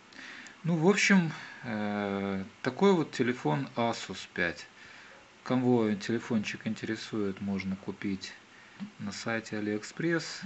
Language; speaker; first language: Russian; native; Russian